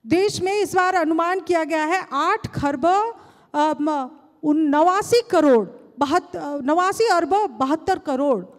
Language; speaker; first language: Hindi; non-native, local second language; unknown